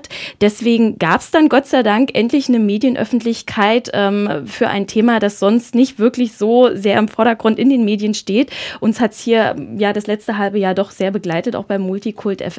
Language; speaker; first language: German; native; German